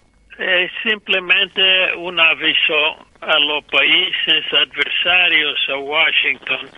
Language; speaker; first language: Spanish; non-native, fluent; English